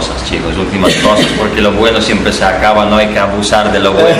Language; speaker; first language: Spanish; non-native, fluent; Polish